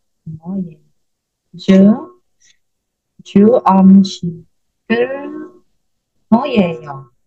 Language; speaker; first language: Korean; non-native, learner; Filipino